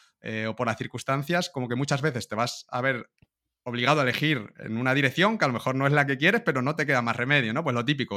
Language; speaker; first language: Spanish; native; Spanish